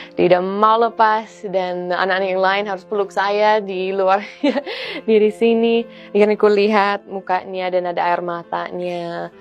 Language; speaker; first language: Indonesian; non-native, fluent; English